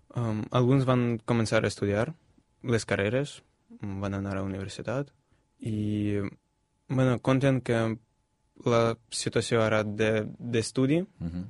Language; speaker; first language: Catalan; non-native, fluent; Ukrainian